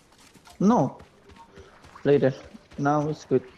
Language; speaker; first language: English; non-native, learner; Spanish